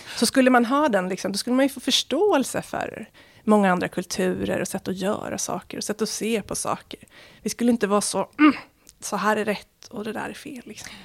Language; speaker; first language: Swedish; early bilingual, other home language; Arabic